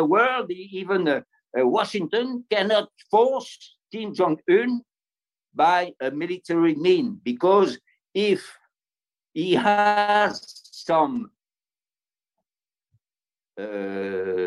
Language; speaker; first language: English; non-native, fluent; French